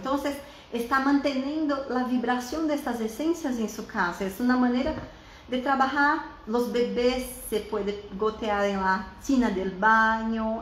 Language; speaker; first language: Spanish; non-native, fluent; Portuguese